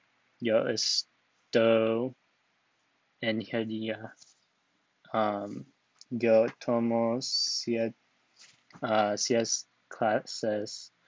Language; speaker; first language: Spanish; non-native, learner; English